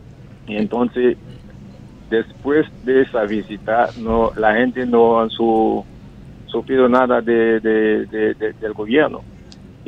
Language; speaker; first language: Spanish; non-native, fluent; Haitian Creole